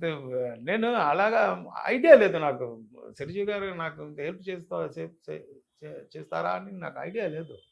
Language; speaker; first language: Telugu; non-native, local second language; Tamil